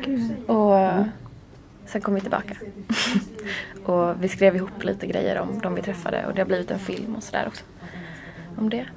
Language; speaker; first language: Swedish; native; Swedish